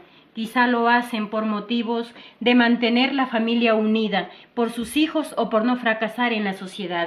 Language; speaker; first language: Spanish; native; Spanish